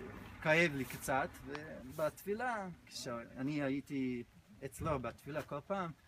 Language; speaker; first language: Hebrew; non-native, fluent; English